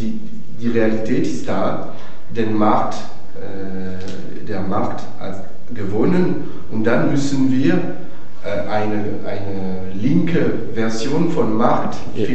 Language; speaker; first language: German; non-native, fluent; French